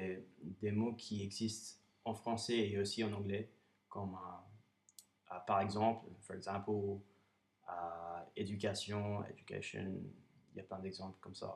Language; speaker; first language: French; non-native, fluent; English